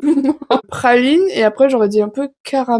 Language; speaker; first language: French; native; French